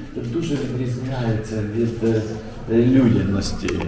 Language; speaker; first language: Ukrainian; native; Ukrainian